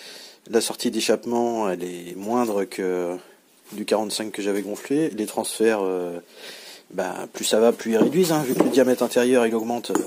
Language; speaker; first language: French; native; French